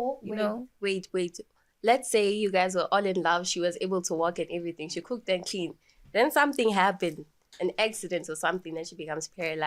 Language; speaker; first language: English; non-native, local second language; Swati